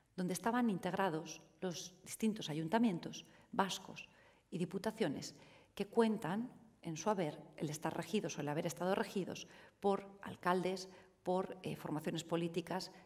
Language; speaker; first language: Spanish; native; Spanish